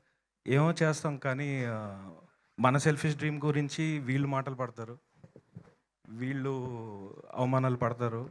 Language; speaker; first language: Telugu; native; Telugu